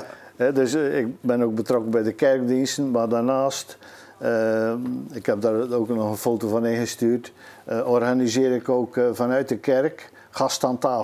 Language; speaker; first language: Dutch; native; Dutch